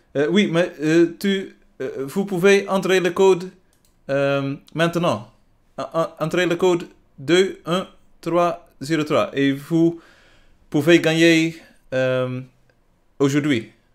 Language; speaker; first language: French; non-native, learner; Dutch